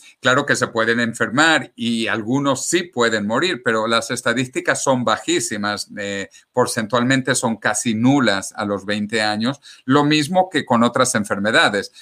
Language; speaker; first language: Spanish; native; Spanish